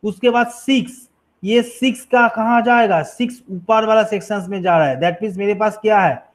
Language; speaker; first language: Hindi; non-native, local second language; Bangla